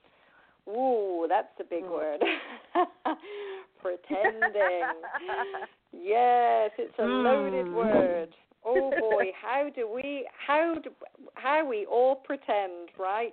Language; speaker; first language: English; native; English